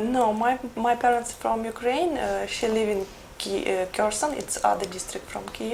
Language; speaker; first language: English; non-native, learner; Ukrainian